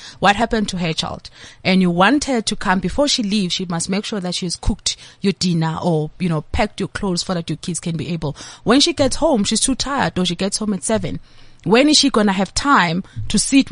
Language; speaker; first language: English; non-native, local second language; Zulu